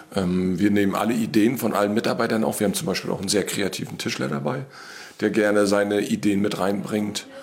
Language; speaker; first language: German; native; German